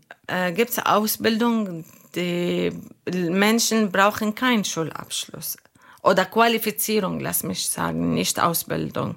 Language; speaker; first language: German; non-native, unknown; Arabic